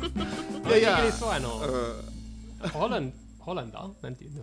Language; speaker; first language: Japanese; non-native, fluent; English